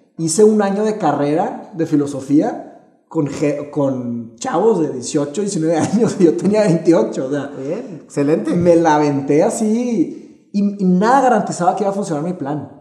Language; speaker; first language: Spanish; early bilingual, other home language; Portuguese